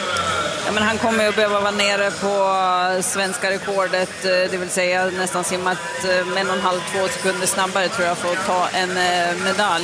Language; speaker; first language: Swedish; native; Swedish